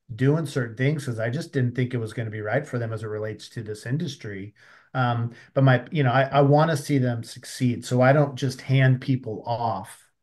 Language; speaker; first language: English; native; English